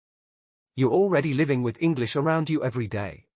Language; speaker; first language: English; native; English